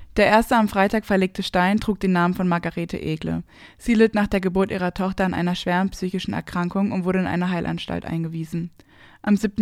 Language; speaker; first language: German; native; German